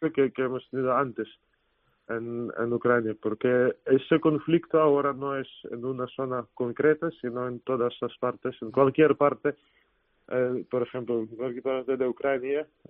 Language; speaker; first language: Spanish; non-native, fluent; Ukrainian